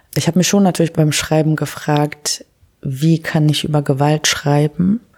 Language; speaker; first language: German; early bilingual, other home language; Kurdish